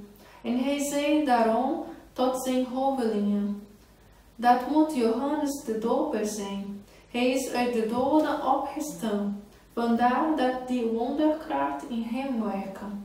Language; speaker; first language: Dutch; non-native, fluent; Portuguese